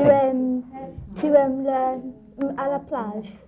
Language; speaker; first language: French; non-native, learner; English